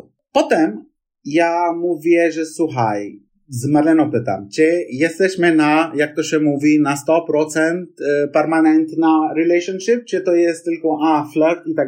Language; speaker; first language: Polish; non-native, fluent; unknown